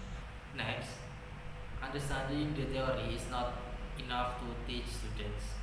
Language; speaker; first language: English; non-native, learner; Indonesian